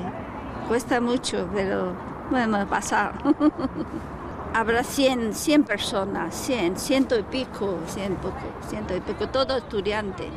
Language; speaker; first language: Spanish; non-native, learner; Chinese